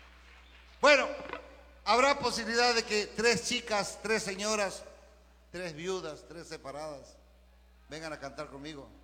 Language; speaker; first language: Spanish; native; Spanish